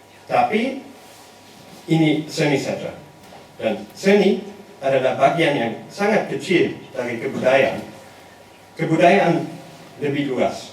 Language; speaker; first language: Indonesian; non-native, learner; German